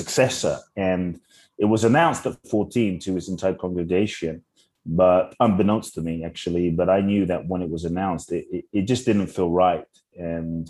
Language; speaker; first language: English; native; English